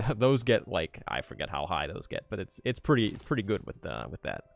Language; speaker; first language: English; native; English